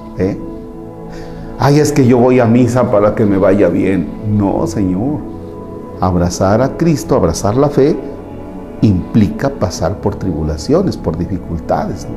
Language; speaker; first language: Spanish; native; Spanish